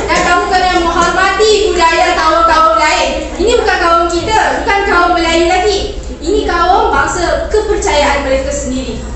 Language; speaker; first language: Malay; native; Malay